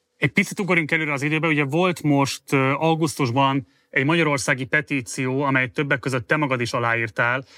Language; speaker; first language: Hungarian; native; Hungarian